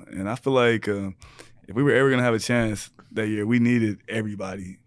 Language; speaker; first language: English; native; English